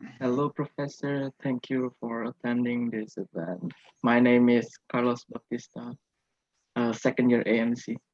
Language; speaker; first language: English; non-native, fluent; Indonesian